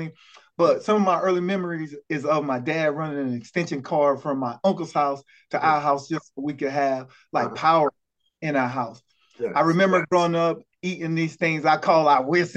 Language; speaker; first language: English; native; English